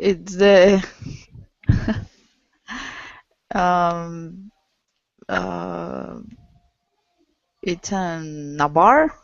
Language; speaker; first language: English; non-native, learner; Spanish